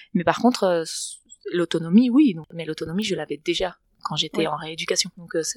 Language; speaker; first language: French; non-native, fluent; Spanish